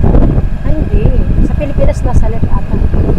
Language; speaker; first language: Filipino; native; Filipino